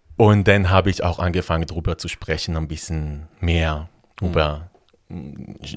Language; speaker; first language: German; non-native, fluent; Hebrew